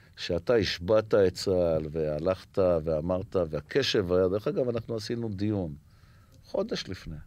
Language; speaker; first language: Hebrew; native; Hebrew